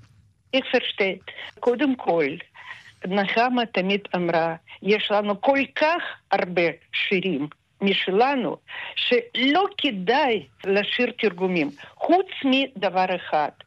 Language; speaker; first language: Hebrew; non-native, fluent; Russian